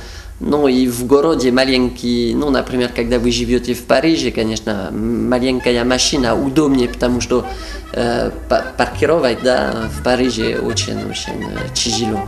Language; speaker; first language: Russian; non-native, fluent; French